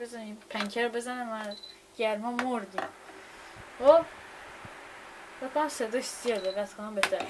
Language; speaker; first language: Persian; native; Persian